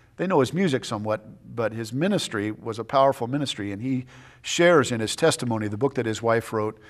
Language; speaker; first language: English; native; English